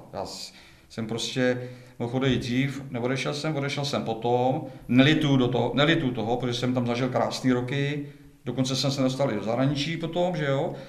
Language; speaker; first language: Czech; native; Czech